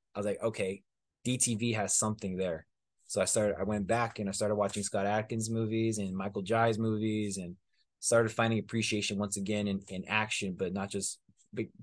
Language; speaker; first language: English; early bilingual, other home language; Spanish